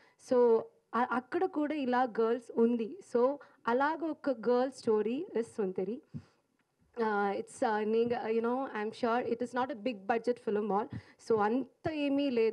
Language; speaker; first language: Telugu; non-native, learner; Malayalam